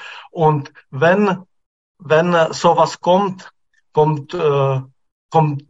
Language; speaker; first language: German; non-native, fluent; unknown